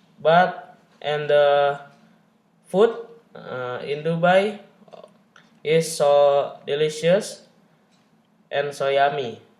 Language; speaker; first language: English; non-native, learner; Indonesian